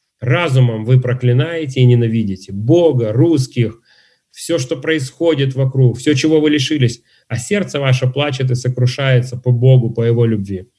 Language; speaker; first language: Russian; native; Russian